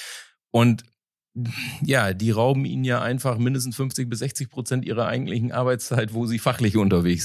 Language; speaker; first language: German; native; German